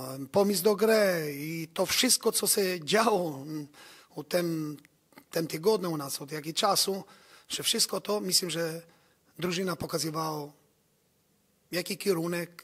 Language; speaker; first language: Polish; non-native, learner; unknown